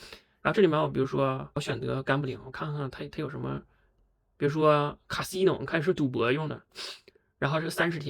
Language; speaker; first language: Chinese; native; Chinese